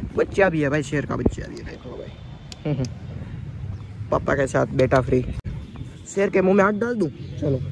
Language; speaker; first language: Hindi; non-native, local second language; Gujarati